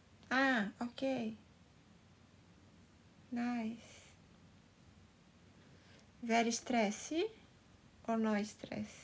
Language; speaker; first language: English; non-native, learner; Portuguese